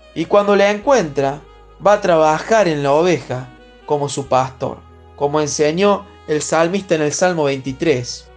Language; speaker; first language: Spanish; native; Spanish